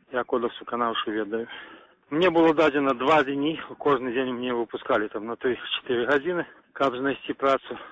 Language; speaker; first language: Belarusian; native; Belarusian